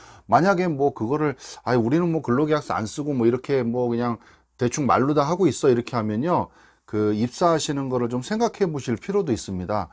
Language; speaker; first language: Korean; native; Korean